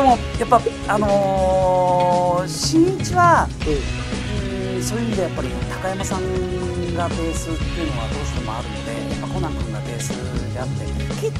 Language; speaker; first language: Japanese; native; Japanese